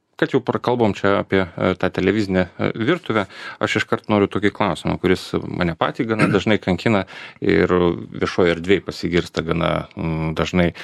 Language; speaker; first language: Lithuanian; native; Lithuanian